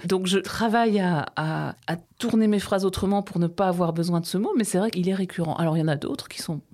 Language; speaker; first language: French; native; French